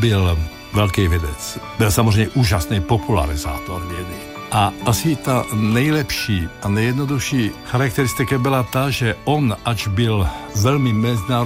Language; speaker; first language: Czech; native; Czech